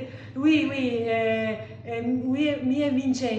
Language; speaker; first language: English; non-native, learner; Italian